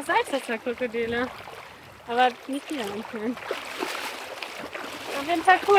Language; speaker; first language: German; native; German